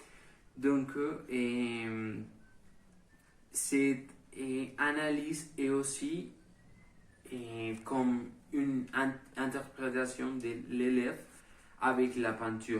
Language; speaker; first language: French; non-native, learner; Spanish